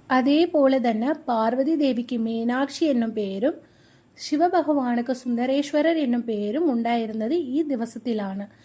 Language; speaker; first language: Malayalam; non-native, local second language; Tamil